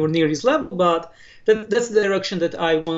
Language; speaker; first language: English; non-native, fluent; Hebrew